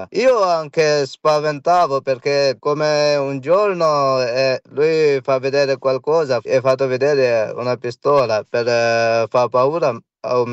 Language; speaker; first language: Italian; non-native, learner; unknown